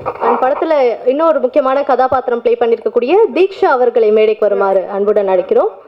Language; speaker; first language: Tamil; native; Tamil